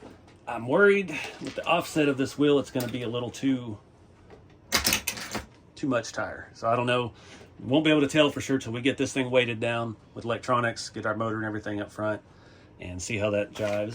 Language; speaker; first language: English; native; English